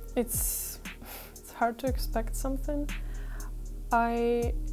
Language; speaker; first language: English; non-native, fluent; Ukrainian